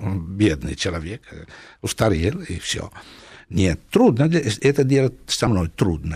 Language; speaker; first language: Russian; non-native, fluent; Italian